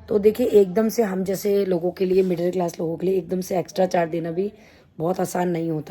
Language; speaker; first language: Hindi; native; Hindi